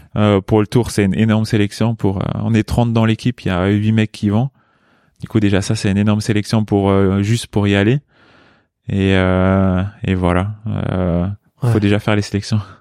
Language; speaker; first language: French; native; French